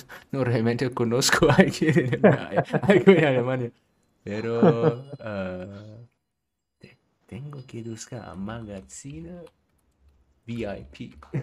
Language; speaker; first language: Spanish; non-native, learner; German